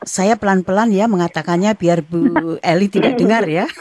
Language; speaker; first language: Indonesian; native; Indonesian